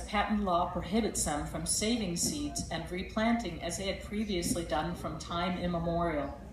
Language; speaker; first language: English; native; English